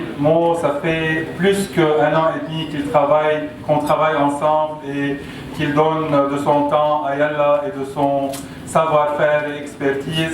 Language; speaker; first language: French; non-native, local second language; Arabic